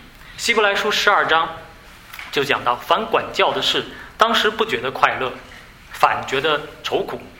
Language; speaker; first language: Chinese; native; Chinese